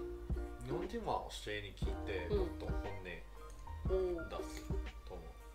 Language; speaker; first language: Japanese; non-native, learner; English